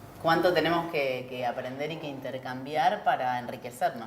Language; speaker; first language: Spanish; native; Spanish